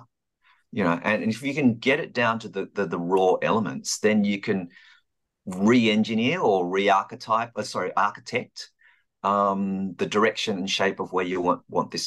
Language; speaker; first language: English; native; English